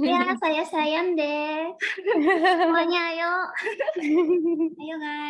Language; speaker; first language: Indonesian; non-native, fluent; Japanese